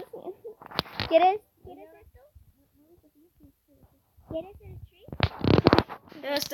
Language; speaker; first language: Spanish; early bilingual, heritage; Spanish